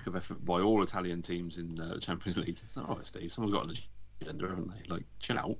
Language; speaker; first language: English; native; English